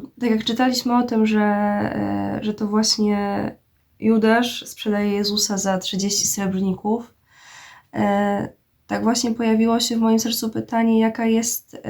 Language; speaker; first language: Polish; native; Polish